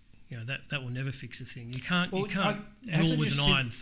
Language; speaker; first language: English; native; English